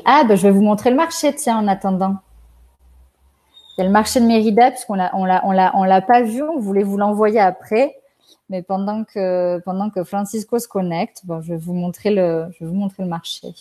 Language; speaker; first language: French; native; French